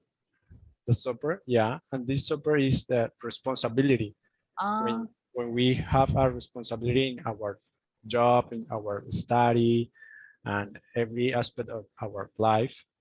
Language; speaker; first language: English; non-native, learner; Spanish